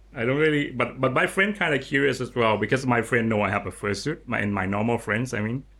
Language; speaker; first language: English; non-native, learner; Lao